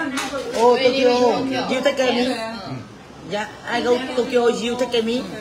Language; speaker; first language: English; non-native, learner; Vietnamese